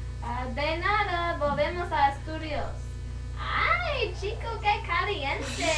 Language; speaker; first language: Spanish; non-native, learner; English